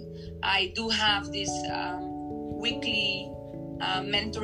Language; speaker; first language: English; non-native, fluent; Spanish